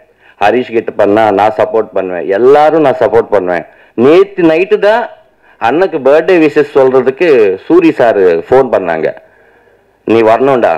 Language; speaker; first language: Tamil; non-native, learner; Telugu